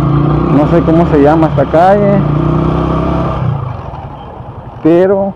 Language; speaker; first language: Spanish; native; Spanish